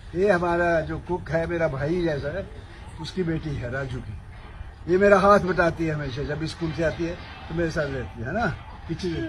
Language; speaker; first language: Hindi; non-native, local second language; Punjabi